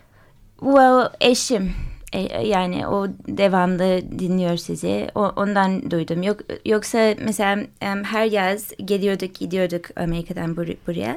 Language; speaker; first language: Turkish; early bilingual, heritage; English